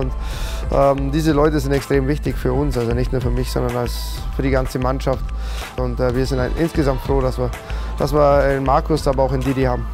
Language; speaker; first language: German; native; German